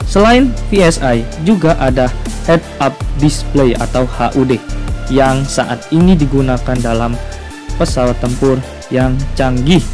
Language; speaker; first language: Indonesian; native; Indonesian